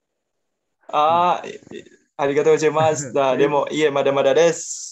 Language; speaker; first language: Japanese; non-native, learner; Indonesian